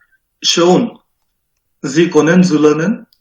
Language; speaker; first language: German; non-native, learner; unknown